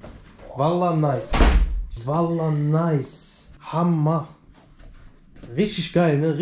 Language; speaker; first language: German; early bilingual, other home language; Turkish